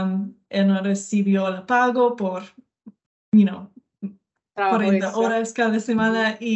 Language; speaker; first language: Spanish; non-native, learner; English